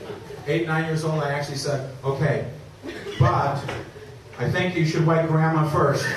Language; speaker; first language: English; native; English